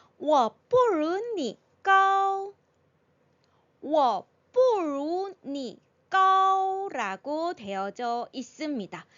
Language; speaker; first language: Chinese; non-native, fluent; Korean